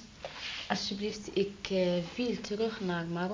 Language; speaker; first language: Dutch; non-native, learner; Arabic